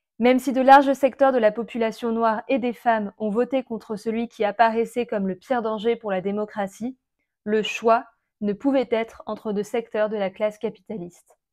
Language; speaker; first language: French; native; French